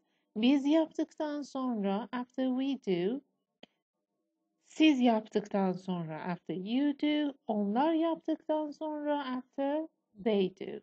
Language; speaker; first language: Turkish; non-native, fluent; Persian